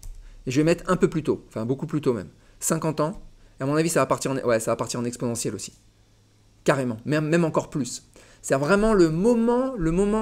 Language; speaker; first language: French; native; French